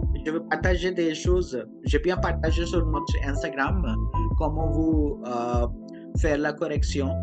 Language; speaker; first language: French; non-native, local second language; Hindi